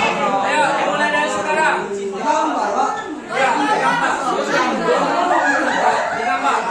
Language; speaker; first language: Indonesian; native; Indonesian